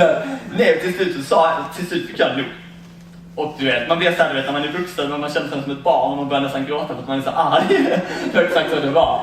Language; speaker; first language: Swedish; native; Swedish